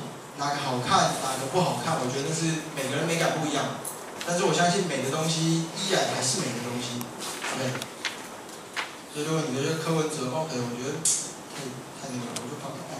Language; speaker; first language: Chinese; native; Chinese